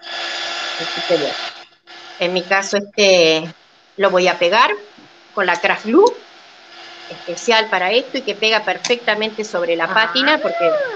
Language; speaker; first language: Spanish; native; Spanish